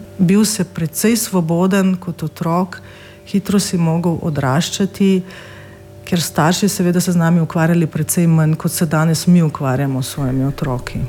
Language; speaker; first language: Slovenian; non-native, fluent; Russian